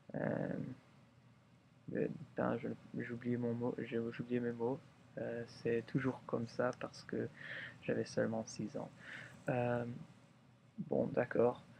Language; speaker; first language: French; early bilingual, other home language; English